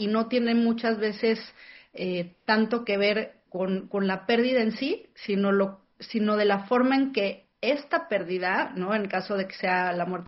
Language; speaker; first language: Spanish; native; Spanish